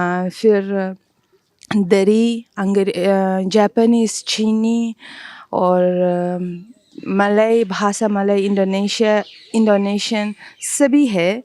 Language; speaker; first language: Hindi; non-native, fluent; Uzbek